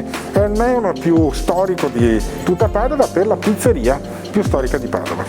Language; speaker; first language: Italian; native; Italian